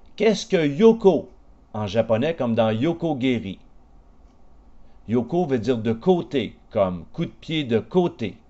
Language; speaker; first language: French; native; French